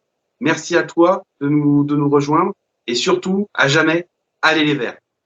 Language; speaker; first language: French; native; French